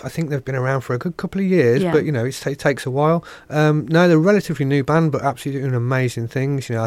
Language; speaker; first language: English; native; English